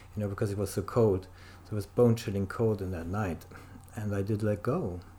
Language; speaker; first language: English; non-native, fluent; German